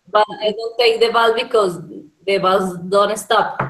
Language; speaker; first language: English; non-native, learner; Spanish